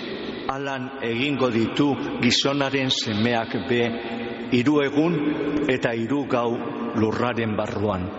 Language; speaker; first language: Basque; native; Basque